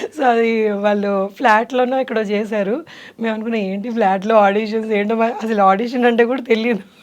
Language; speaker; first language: Telugu; native; Telugu